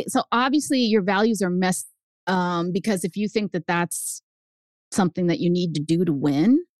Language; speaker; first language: English; early bilingual, other home language; Spanish